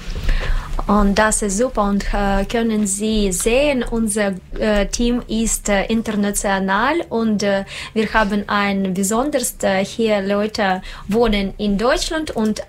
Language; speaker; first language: German; non-native, learner; Russian